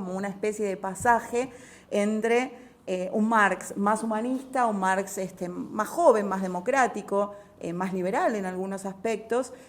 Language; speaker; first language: Spanish; native; Spanish